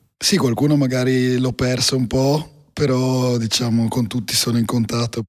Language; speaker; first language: Italian; native; Italian